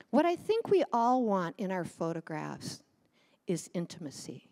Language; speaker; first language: English; native; English